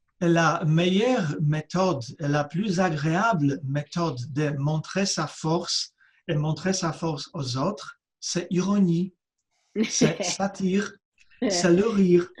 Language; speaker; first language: French; non-native, fluent; Polish